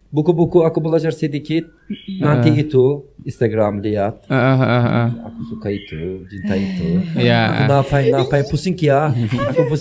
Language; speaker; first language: Indonesian; non-native, learner; Turkish